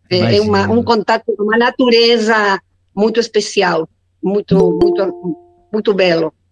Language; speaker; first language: Portuguese; non-native, learner; Spanish